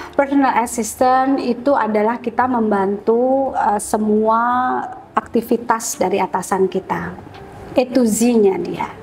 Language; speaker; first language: Indonesian; native; Indonesian